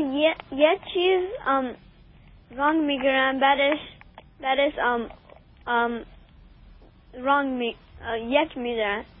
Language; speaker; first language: Persian; early bilingual, heritage; Persian